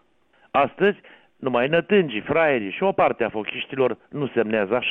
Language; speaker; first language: Romanian; native; Romanian